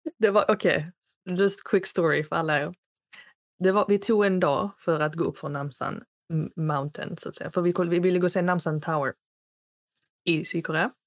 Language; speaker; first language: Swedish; non-native, fluent; Arabic